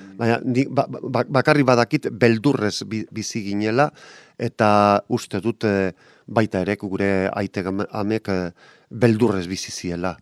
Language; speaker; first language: Basque; non-native, local second language; Spanish